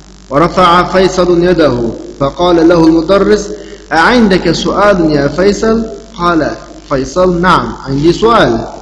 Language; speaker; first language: Arabic; non-native, fluent; Uyghur